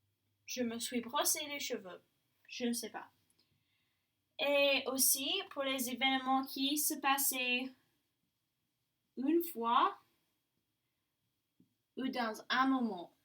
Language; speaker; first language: French; non-native, fluent; English